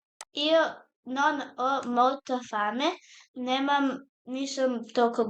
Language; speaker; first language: Italian; non-native, learner; Serbian